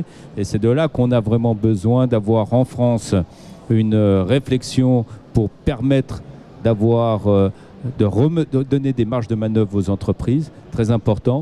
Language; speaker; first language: French; native; French